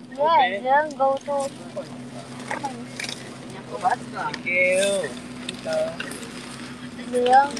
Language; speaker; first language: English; non-native, learner; Vietnamese